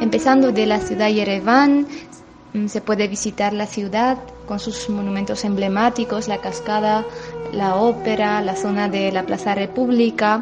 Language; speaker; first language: Spanish; non-native, fluent; Armenian